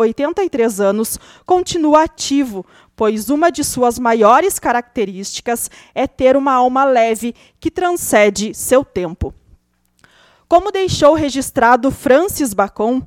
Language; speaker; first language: Portuguese; native; Portuguese